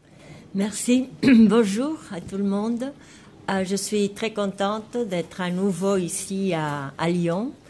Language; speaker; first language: French; non-native, fluent; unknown